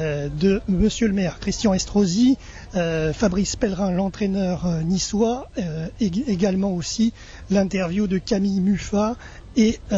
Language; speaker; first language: French; native; French